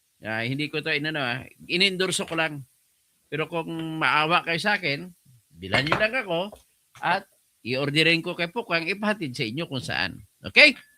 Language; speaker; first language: Filipino; non-native, local second language; Hiligaynon